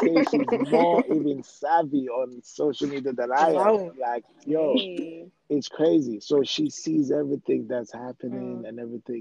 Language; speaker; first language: English; non-native, local second language; Akan